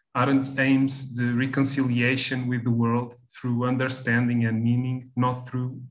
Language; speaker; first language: English; non-native, fluent; Portuguese